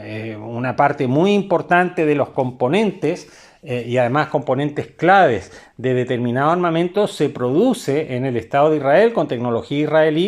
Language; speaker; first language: Spanish; native; Spanish